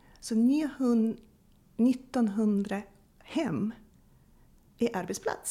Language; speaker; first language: Swedish; non-native, fluent; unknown